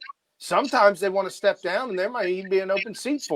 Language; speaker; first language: English; native; English